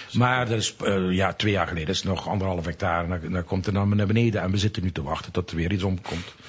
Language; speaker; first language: Dutch; native; Dutch